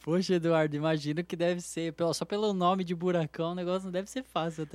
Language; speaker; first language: Portuguese; native; Portuguese